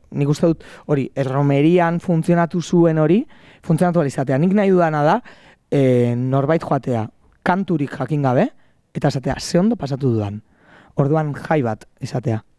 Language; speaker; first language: Basque; native; Basque